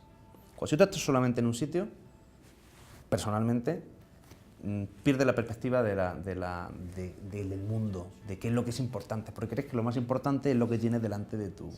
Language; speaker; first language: Spanish; native; Spanish